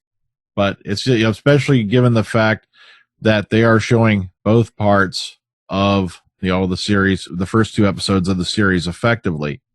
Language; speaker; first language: English; native; English